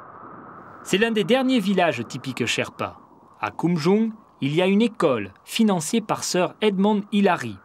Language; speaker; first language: French; native; French